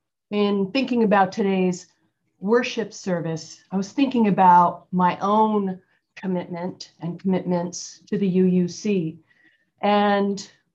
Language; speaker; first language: English; native; English